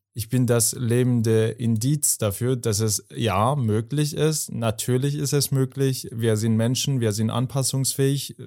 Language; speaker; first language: German; non-native, fluent; Persian